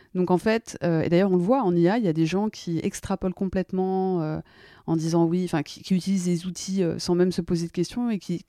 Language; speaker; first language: French; native; French